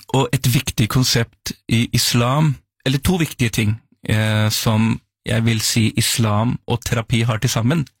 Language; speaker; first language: Norwegian; early bilingual, other home language; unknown